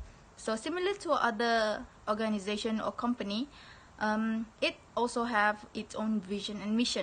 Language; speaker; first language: English; non-native, local second language; Malay